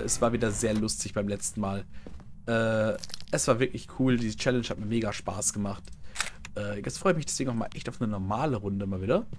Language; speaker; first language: German; native; German